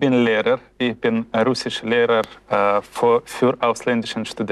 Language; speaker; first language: German; non-native, learner; Russian